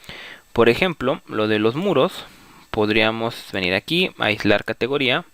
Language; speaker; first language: Spanish; native; Spanish